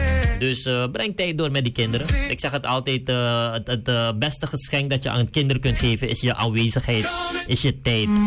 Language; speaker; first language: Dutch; native; Dutch